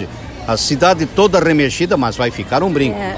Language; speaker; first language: Portuguese; native; Portuguese